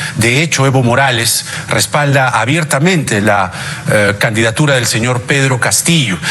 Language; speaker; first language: Spanish; native; Spanish